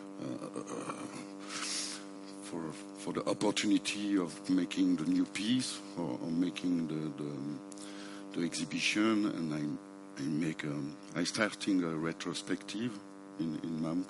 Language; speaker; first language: English; non-native, learner; French